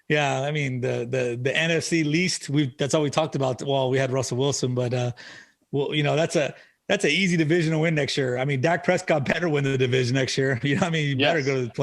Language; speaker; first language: English; native; English